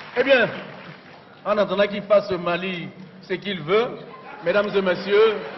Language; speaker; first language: French; non-native, local second language; Bambara